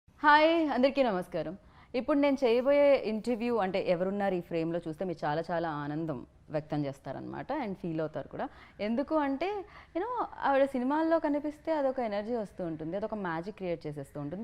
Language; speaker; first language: Telugu; native; Telugu